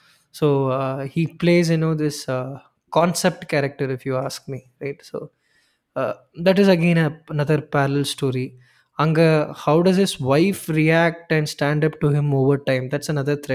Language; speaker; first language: English; non-native, local second language; Tamil